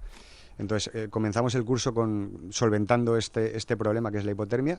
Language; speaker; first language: Spanish; native; Spanish